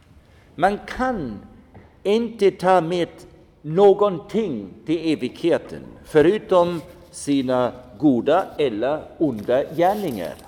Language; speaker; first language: Swedish; non-native, fluent; German